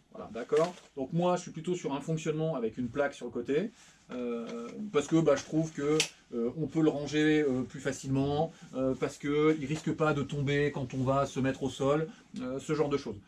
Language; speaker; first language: French; native; French